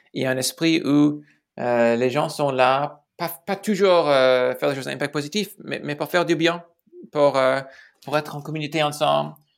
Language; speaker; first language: French; non-native, fluent; English